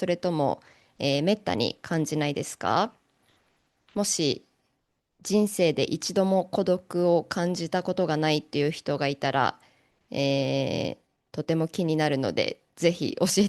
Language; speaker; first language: Japanese; native; Japanese